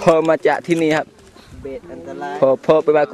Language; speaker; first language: Thai; non-native, local second language; Pattani Malay